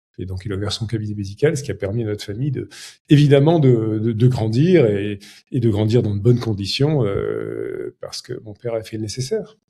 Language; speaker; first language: French; native; French